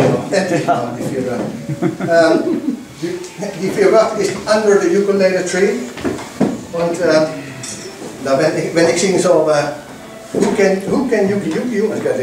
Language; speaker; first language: German; non-native, learner; English